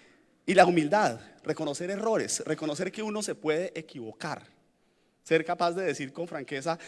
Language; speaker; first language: Spanish; native; Spanish